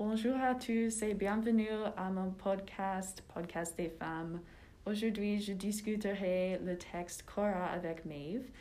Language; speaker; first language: French; non-native, learner; English